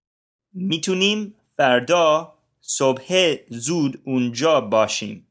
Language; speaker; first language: Persian; non-native, learner; English